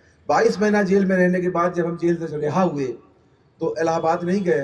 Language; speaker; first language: Hindi; native; Hindi